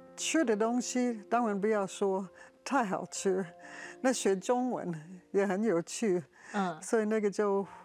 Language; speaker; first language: Chinese; non-native, fluent; English